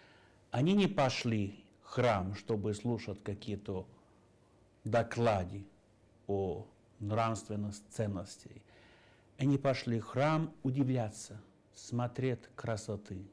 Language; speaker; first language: Russian; non-native, fluent; Finnish